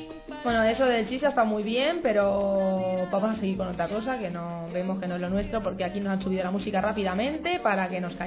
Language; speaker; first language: Spanish; native; Spanish